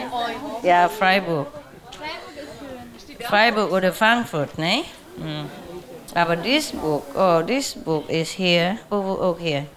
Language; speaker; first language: German; non-native, learner; Vietnamese